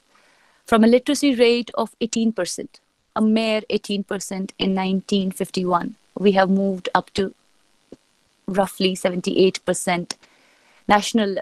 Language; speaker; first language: English; non-native, local second language; Kashmiri